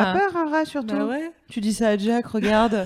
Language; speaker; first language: French; native; French